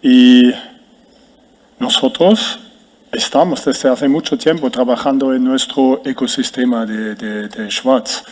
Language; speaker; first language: Spanish; non-native, fluent; German